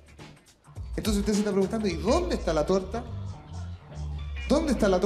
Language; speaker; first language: Spanish; native; Spanish